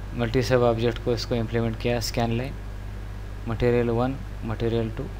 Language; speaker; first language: Hindi; non-native, local second language; Marathi